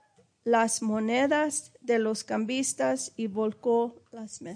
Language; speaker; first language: Spanish; early bilingual, heritage; Spanish